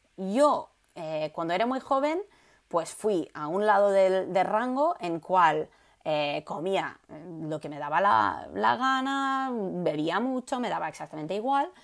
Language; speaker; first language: Spanish; non-native, fluent; English